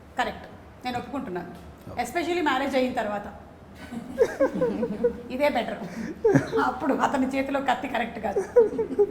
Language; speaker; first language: Telugu; native; Telugu